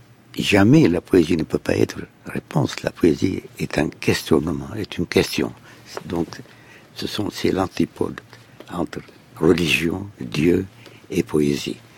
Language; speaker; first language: French; non-native, fluent; Arabic